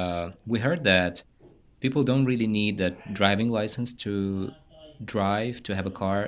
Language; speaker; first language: English; non-native, fluent; Tajik